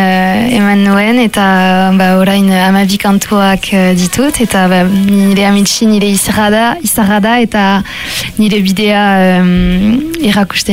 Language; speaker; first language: Basque; non-native, local second language; French